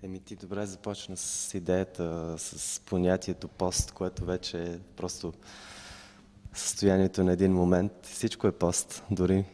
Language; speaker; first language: Bulgarian; native; Bulgarian